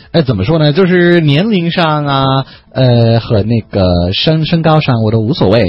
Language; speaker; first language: Chinese; non-native, fluent; English